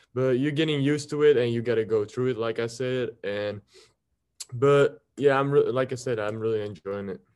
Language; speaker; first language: English; non-native, fluent; Dutch